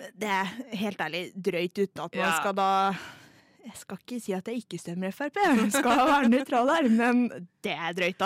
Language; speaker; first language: Norwegian; native; Norwegian